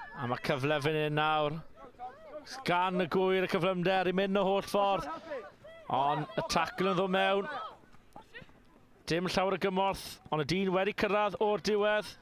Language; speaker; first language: Welsh; native; Welsh